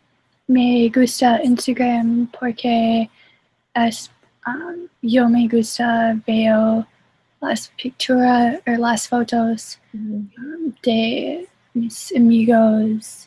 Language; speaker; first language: Spanish; non-native, learner; English